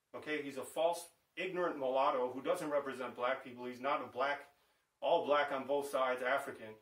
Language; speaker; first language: English; native; English